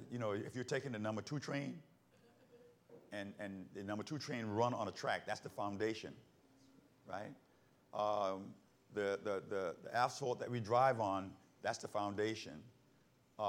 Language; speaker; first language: English; native; English